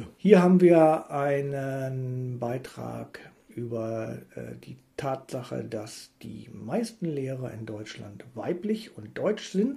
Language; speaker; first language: German; native; German